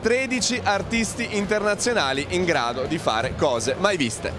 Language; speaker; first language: Italian; native; Italian